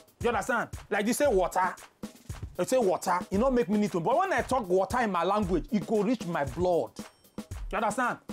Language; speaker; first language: Nigerian Pidgin; non-native, local second language; Igbo